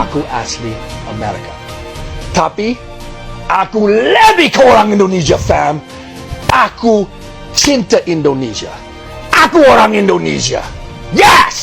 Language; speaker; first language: Indonesian; non-native, fluent; English